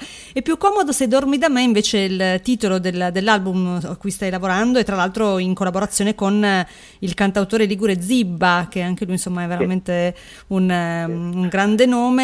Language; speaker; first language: Italian; native; Italian